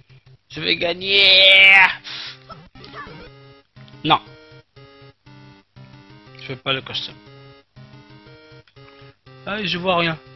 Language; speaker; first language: French; non-native, fluent; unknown